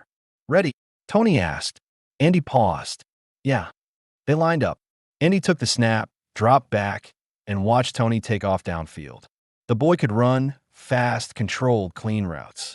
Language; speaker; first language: English; native; English